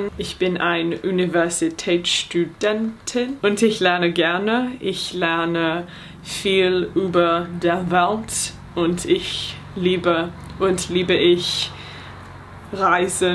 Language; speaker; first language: German; non-native, learner; English